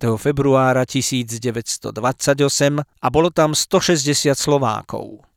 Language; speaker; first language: Slovak; native; Slovak